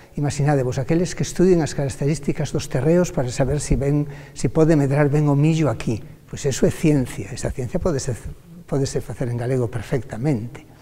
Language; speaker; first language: Galician; native; Galician